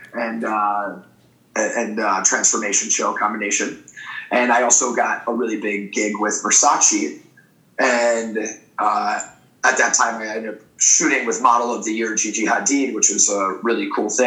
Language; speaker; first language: English; native; English